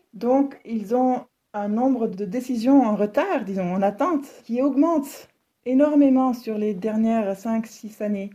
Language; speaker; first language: French; non-native, fluent; Dutch